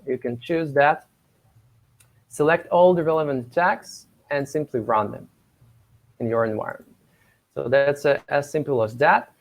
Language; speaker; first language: English; non-native, fluent; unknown